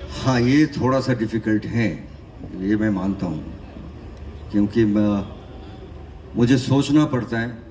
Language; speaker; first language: Hindi; non-native, local second language; Bangla